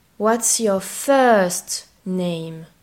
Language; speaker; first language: English; non-native, fluent; French